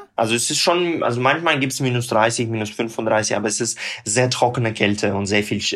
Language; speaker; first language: German; non-native, fluent; Russian